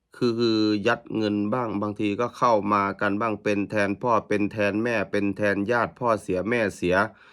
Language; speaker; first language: Thai; native; Thai